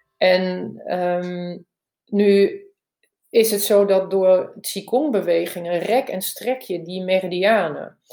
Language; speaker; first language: Dutch; non-native, fluent; German